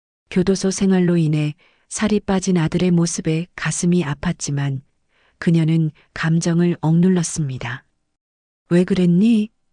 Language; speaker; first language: Korean; native; Korean